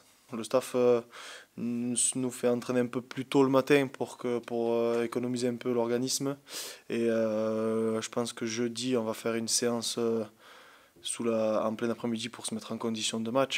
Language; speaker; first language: French; native; French